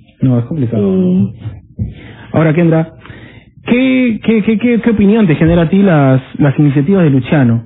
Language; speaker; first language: Spanish; native; Spanish